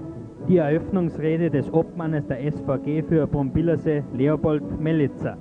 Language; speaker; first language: German; native; German